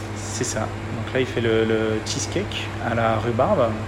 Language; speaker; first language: French; native; French